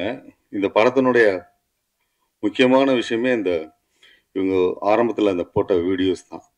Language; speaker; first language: Tamil; native; Tamil